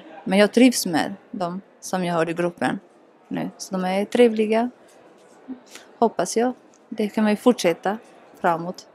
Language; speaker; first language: Swedish; non-native, learner; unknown